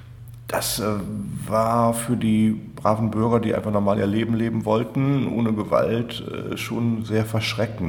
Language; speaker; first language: German; native; German